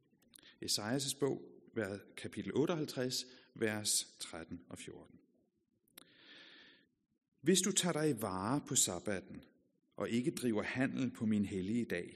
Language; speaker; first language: Danish; native; Danish